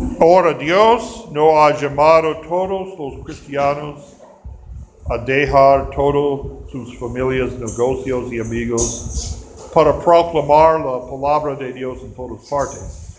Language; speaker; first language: Spanish; non-native, fluent; English